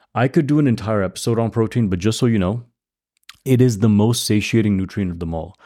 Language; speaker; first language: English; early bilingual, other home language; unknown